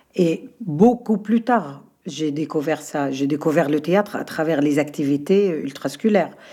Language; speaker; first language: French; non-native, fluent; Arabic